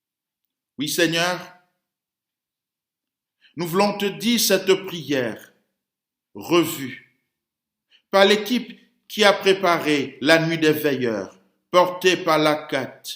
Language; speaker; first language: French; native; French